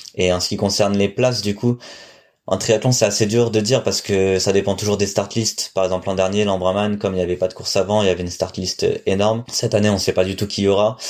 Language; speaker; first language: French; native; French